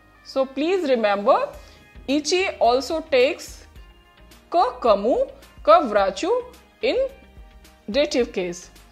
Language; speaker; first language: English; non-native, local second language; Hindi